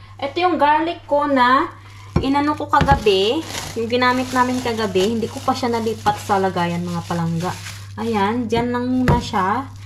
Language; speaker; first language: Filipino; non-native, local second language; Cebuano